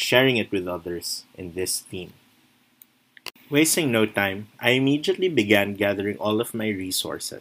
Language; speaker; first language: English; non-native, local second language; Filipino